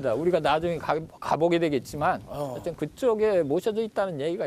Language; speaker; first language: Korean; native; Korean